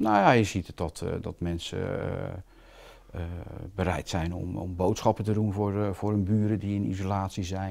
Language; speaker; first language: Dutch; native; Dutch